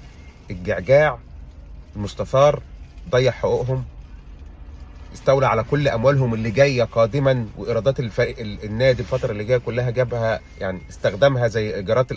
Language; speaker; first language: Arabic; native; Arabic